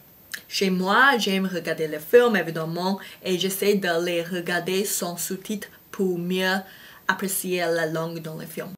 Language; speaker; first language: French; non-native, fluent; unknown